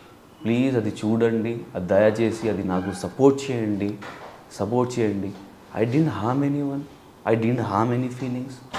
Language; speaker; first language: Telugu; non-native, local second language; Hindi